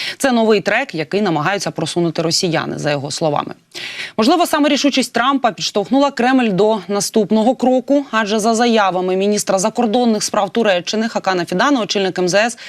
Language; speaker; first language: Ukrainian; native; Ukrainian